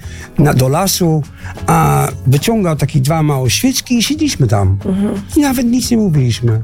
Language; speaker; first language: Polish; non-native, learner; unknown